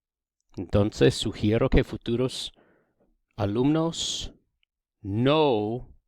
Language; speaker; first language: Spanish; non-native, fluent; English